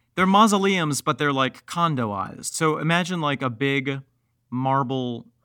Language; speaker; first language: English; native; English